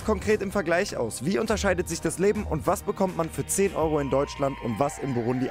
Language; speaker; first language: German; native; German